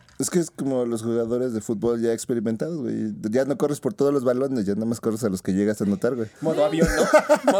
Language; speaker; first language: Spanish; native; Spanish